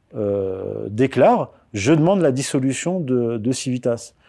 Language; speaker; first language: French; early bilingual, other home language; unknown